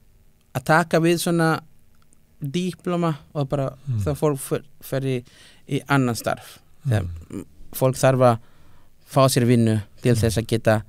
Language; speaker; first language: Icelandic; non-native, fluent; Spanish